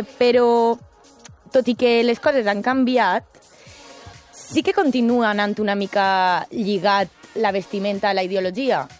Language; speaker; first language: Catalan; native; Catalan